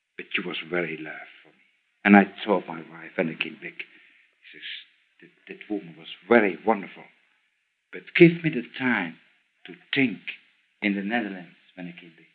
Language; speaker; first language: English; non-native, learner; Dutch